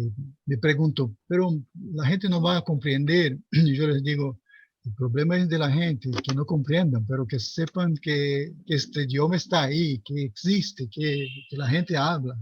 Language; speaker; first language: Spanish; non-native, fluent; Portuguese